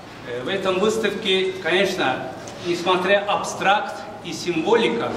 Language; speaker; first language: Russian; non-native, learner; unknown